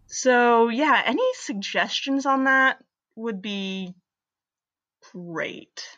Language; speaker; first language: English; native; English